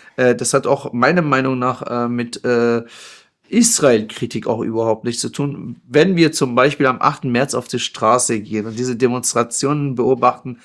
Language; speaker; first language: German; non-native, fluent; Persian